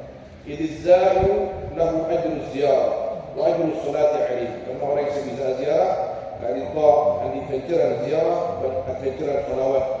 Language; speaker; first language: Arabic; non-native, fluent; Madurese